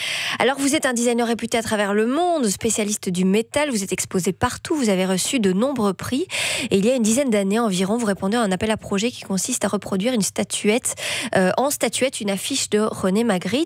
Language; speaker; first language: French; native; French